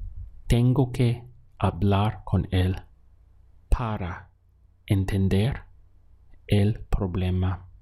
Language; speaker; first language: Spanish; non-native, fluent; English